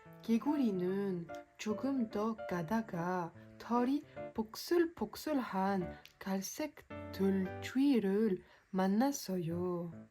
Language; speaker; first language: Korean; early bilingual, heritage; French